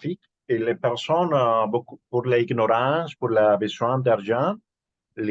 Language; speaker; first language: French; non-native, learner; Spanish